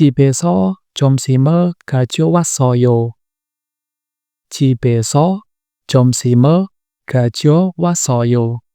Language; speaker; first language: Korean; non-native, fluent; Indonesian